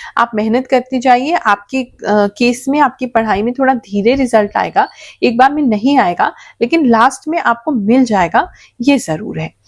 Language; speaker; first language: Hindi; native; Hindi